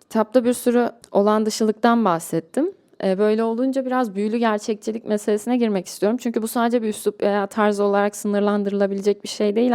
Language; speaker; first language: Turkish; native; Turkish